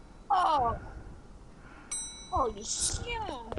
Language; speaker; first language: French; native; French